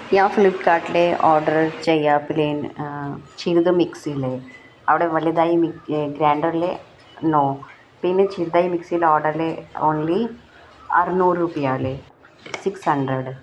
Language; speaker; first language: Malayalam; non-native, learner; Hindi